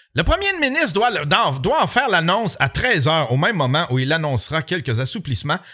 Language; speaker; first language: French; native; French